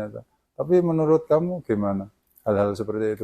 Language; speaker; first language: Indonesian; native; Indonesian